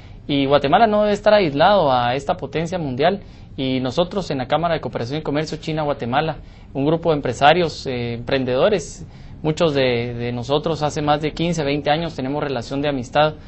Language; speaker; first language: Spanish; native; Spanish